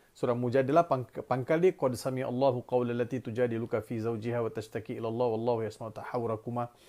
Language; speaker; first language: Malay; non-native, local second language; Tamil